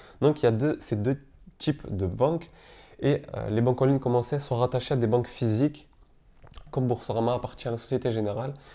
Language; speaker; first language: French; native; French